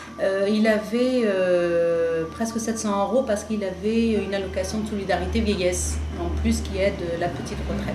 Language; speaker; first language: French; early bilingual, other home language; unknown